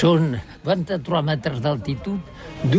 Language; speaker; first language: French; non-native, learner; Catalan